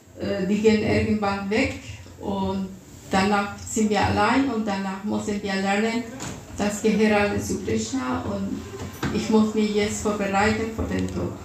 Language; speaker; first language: German; non-native, fluent; Russian